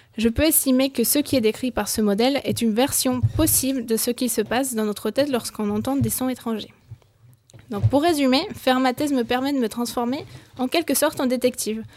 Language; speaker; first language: French; non-native, fluent; Spanish